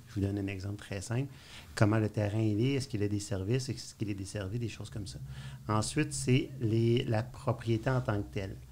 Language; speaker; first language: French; native; French